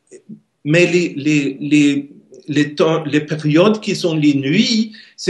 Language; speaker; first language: French; non-native, learner; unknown